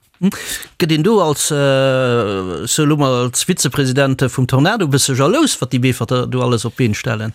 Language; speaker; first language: Luxembourgish; native; Luxembourgish